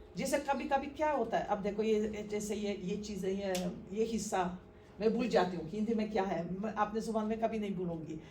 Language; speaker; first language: Hindi; non-native, fluent; Polish